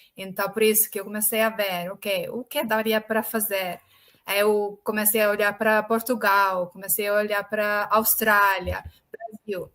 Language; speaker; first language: Portuguese; non-native, fluent; Estonian